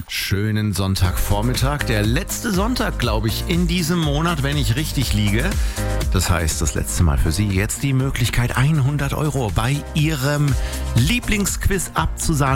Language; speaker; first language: German; native; German